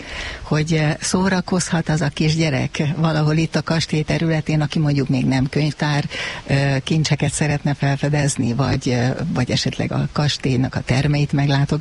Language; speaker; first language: Hungarian; native; Hungarian